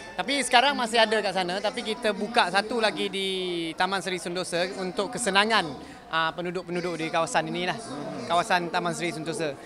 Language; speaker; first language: Malay; non-native, local second language; Chinese